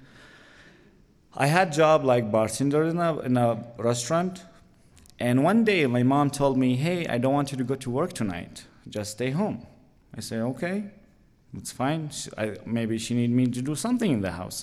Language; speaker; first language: English; non-native, learner; Arabic